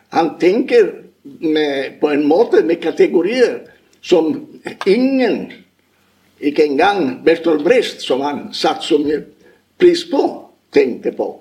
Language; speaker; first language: Norwegian; non-native, fluent; Italian